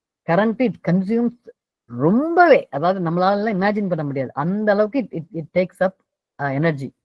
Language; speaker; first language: Tamil; native; Tamil